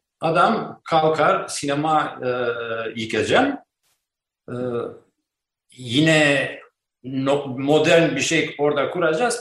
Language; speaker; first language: Turkish; non-native, learner; Albanian